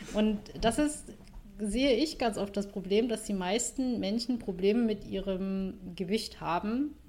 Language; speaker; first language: German; non-native, fluent; Vietnamese